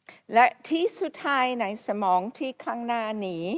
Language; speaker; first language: Thai; non-native, fluent; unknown